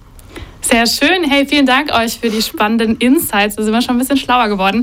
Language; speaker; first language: German; native; German